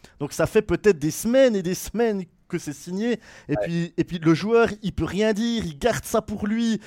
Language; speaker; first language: French; native; French